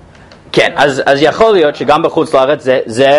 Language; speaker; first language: Hebrew; non-native, fluent; English